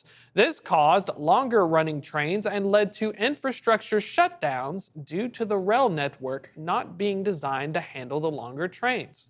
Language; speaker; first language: English; native; English